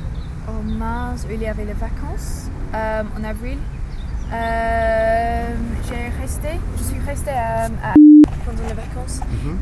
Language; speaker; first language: French; non-native, learner; English